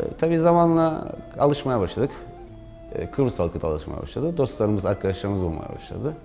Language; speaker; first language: Turkish; native; Turkish